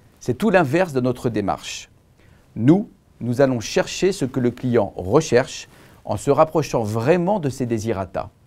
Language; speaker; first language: French; native; French